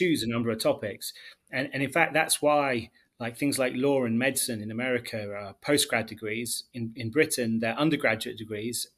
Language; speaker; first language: English; native; English